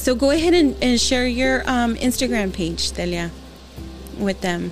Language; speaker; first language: English; early bilingual, other home language; Spanish